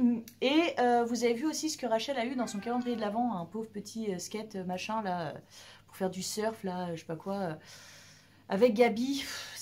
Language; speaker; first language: French; native; French